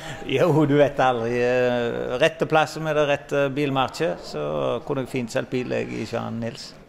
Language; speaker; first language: Norwegian; native; Norwegian